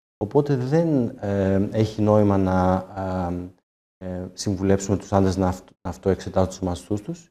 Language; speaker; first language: Greek; native; Greek